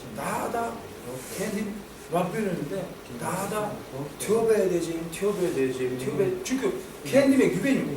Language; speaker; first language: Turkish; non-native, fluent; Korean